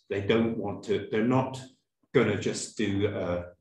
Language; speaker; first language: English; native; English